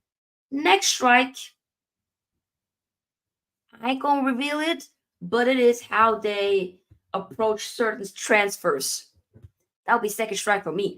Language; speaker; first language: English; native; English